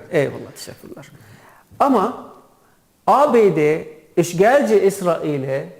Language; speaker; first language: Turkish; non-native, learner; Arabic